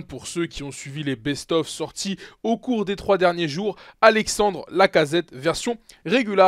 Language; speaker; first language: French; native; French